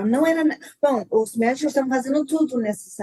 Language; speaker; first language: Portuguese; non-native, learner; English